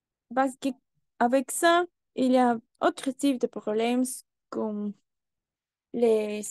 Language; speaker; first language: French; non-native, learner; Spanish